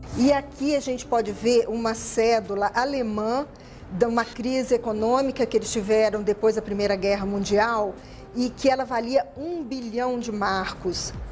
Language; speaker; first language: Portuguese; native; Portuguese